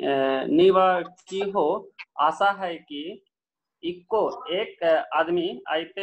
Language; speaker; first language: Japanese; non-native, learner; Hindi